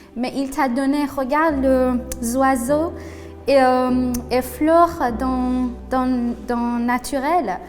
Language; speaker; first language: French; non-native, learner; Persian